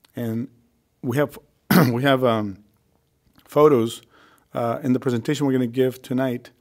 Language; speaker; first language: English; early bilingual, other home language; Spanish